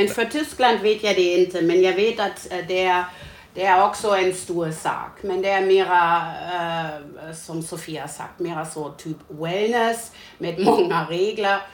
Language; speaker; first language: Swedish; non-native, learner; German